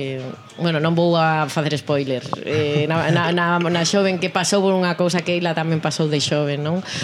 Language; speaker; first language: Galician; non-native, fluent; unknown